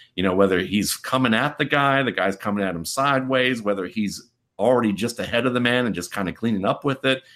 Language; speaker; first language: English; native; English